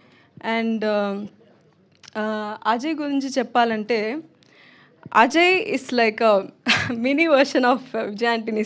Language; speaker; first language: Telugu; non-native, learner; Tamil